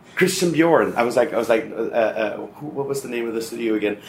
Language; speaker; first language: English; non-native, fluent; German